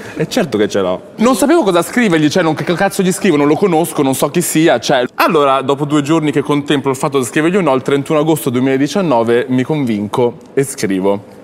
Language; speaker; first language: Italian; native; Italian